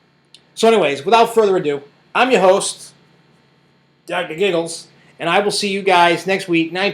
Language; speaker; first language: English; native; English